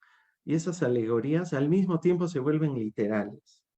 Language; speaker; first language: Spanish; native; Spanish